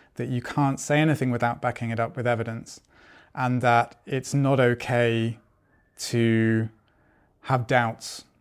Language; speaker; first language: English; native; English